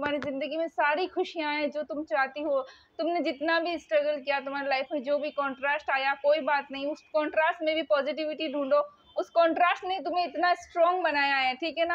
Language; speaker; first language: Hindi; native; Hindi